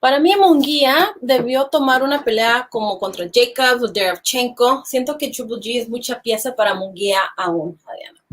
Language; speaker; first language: Spanish; early bilingual, heritage; Spanish